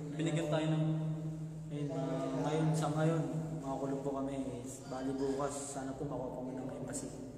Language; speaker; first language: Filipino; non-native, local second language; Iloko